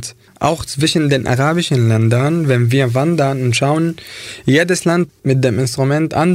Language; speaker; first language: German; non-native, fluent; Arabic